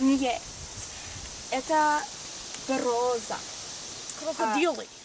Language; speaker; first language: Russian; non-native, learner; English